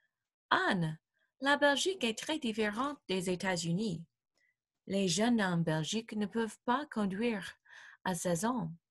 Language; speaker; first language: French; non-native, fluent; English